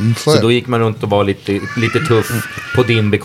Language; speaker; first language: Swedish; native; Swedish